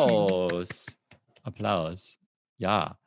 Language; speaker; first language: German; non-native, fluent; English